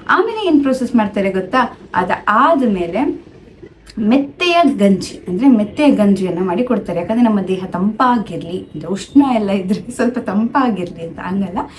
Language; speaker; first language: Kannada; non-native, local second language; Tulu